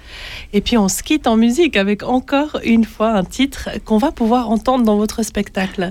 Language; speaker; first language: French; native; French